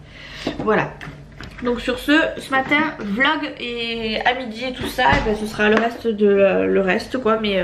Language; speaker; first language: French; native; French